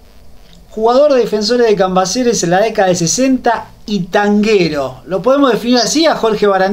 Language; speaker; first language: Spanish; native; Spanish